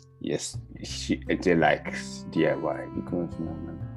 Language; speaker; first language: English; non-native, learner; Japanese